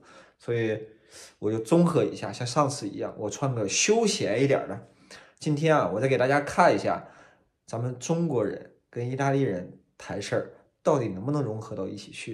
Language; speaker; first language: Chinese; native; Chinese